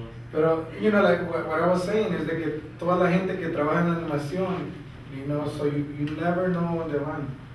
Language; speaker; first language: English; early bilingual, other home language; Spanish